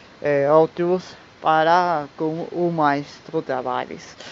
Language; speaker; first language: Portuguese; non-native, learner; Spanish